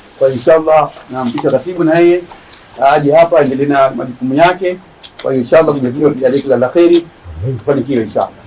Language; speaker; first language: Swahili; native; Swahili